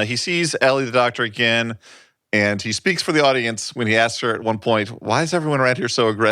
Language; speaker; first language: English; native; English